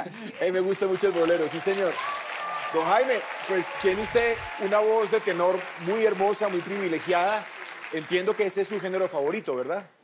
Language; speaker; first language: Spanish; native; Spanish